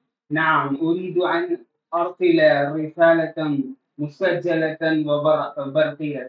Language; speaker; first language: Arabic; non-native, learner; Urdu